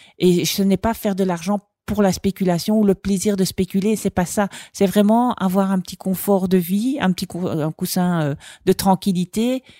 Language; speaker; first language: French; native; French